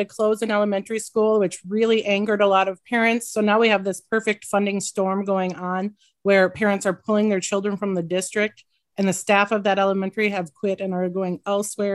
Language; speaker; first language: English; native; English